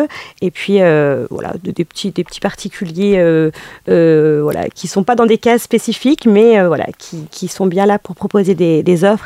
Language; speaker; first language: French; native; French